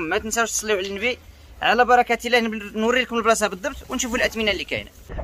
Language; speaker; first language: Arabic; native; Arabic